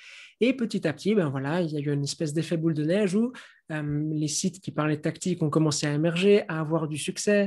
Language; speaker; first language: French; native; French